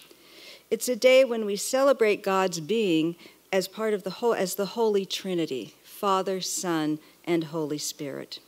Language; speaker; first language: English; native; English